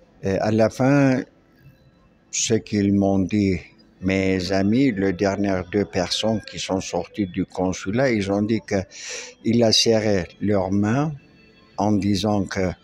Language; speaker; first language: French; non-native, local second language; Armenian